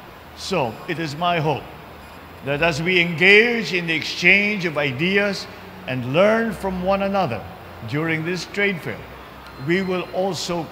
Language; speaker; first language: English; non-native, local second language; Filipino